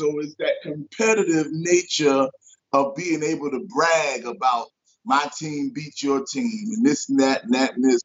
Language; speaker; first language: English; native; English